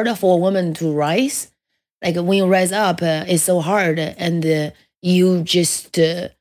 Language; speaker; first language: English; non-native, fluent; Chinese